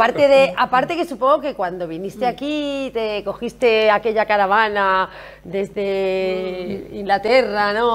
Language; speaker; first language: Spanish; native; Spanish